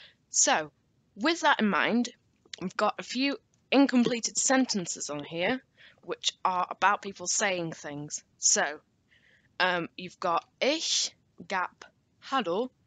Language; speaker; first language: English; native; English